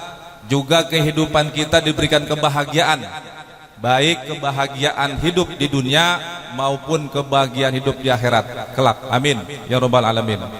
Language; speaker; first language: Indonesian; native; Indonesian